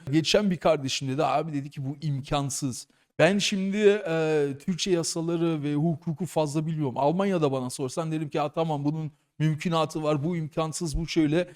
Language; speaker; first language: Turkish; early bilingual, heritage; Turkish